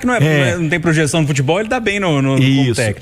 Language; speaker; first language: Portuguese; native; Portuguese